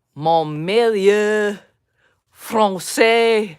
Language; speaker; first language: French; non-native, learner; English